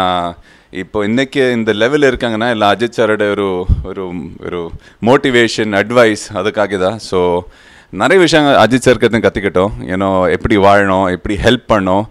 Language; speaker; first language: Tamil; non-native, fluent; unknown